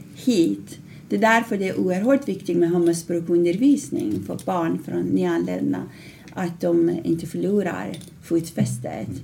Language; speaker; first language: Swedish; non-native, fluent; Persian